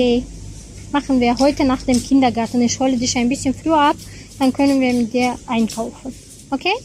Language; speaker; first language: German; non-native, fluent; Tajik